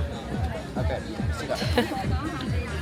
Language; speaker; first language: English; non-native, learner; Vietnamese